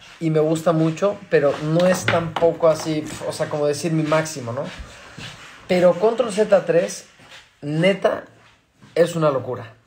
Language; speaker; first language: Spanish; native; Spanish